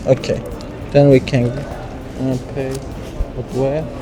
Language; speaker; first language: English; non-native, learner; Turkish